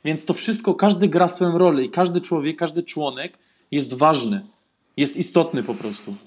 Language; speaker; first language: Polish; early bilingual, heritage; Polish